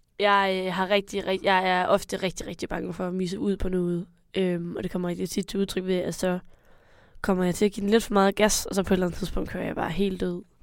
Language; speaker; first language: Danish; native; Danish